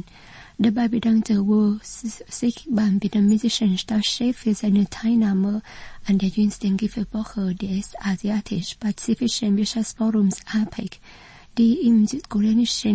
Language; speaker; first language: German; non-native, fluent; Vietnamese